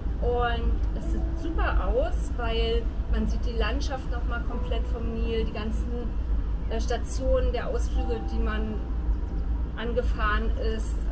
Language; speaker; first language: German; native; German